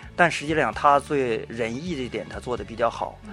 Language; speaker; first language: Chinese; native; Chinese